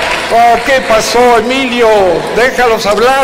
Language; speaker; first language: Spanish; native; Spanish